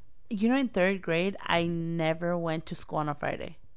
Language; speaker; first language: English; early bilingual, other home language; Spanish